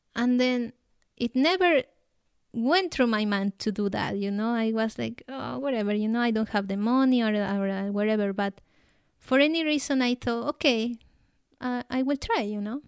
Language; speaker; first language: English; non-native, fluent; Spanish